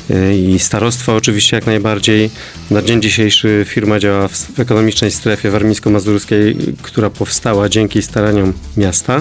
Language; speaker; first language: Polish; native; Polish